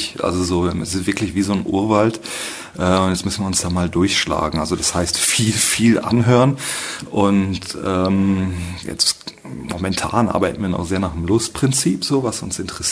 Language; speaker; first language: German; native; German